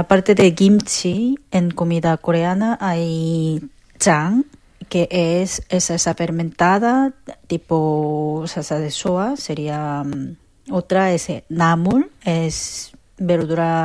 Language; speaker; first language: Spanish; non-native, fluent; Korean